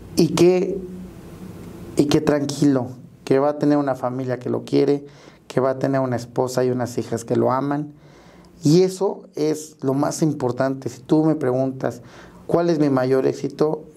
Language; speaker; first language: Spanish; native; Spanish